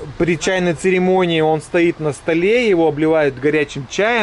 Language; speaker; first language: Russian; native; Russian